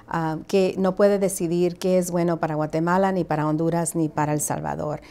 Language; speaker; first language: Spanish; early bilingual, heritage; Spanish